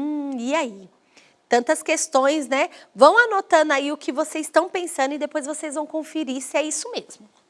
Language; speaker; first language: Portuguese; native; Portuguese